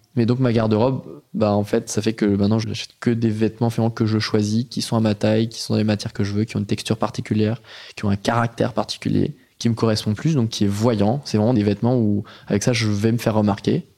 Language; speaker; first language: French; native; French